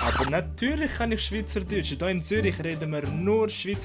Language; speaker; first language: German; non-native, fluent; Portuguese